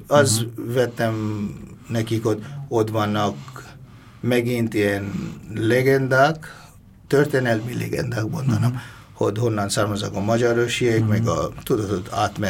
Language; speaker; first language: Hungarian; non-native, fluent; Bangla